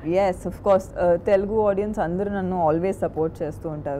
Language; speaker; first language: Telugu; non-native, fluent; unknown